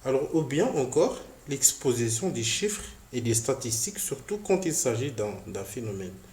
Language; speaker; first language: French; non-native, local second language; Arabic